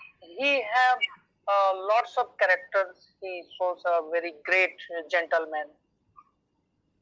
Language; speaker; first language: English; non-native, learner; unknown